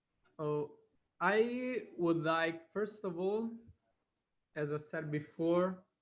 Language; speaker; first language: English; non-native, fluent; Italian